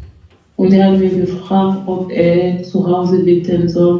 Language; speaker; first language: German; non-native, fluent; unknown